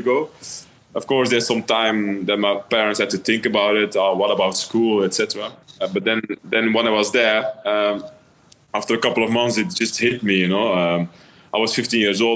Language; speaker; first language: English; non-native, fluent; Dutch